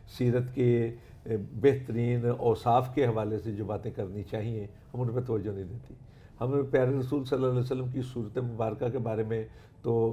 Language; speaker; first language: Urdu; non-native, local second language; Punjabi